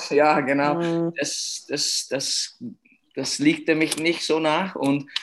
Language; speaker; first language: German; non-native, fluent; Czech